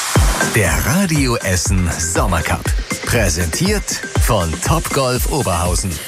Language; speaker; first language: German; native; German